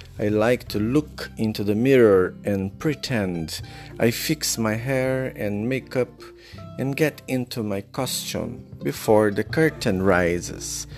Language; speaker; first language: English; non-native, fluent; Portuguese